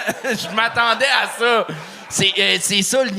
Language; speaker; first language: French; native; French